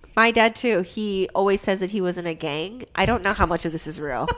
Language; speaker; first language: English; early bilingual, other home language; Chinese